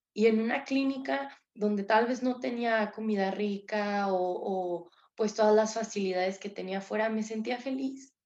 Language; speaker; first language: Spanish; native; Spanish